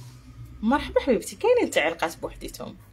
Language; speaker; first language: Arabic; native; Arabic